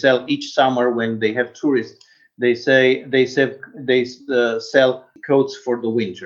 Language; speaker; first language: English; non-native, fluent; Romanian